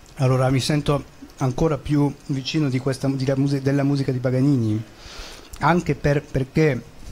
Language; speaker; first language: Italian; non-native, fluent; French